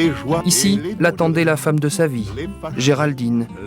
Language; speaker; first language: French; native; French